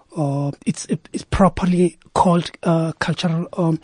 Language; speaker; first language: English; non-native, local second language; Zulu